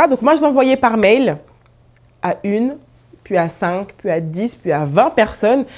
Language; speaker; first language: French; native; French